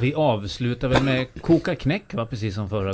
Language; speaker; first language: Swedish; native; Swedish